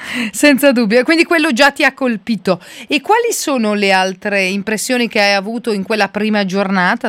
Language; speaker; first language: Italian; native; Italian